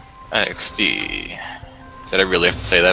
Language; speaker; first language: English; native; English